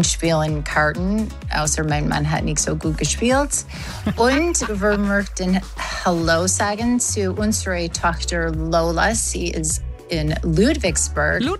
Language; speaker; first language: German; non-native, learner; English